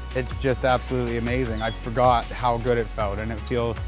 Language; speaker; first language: English; native; English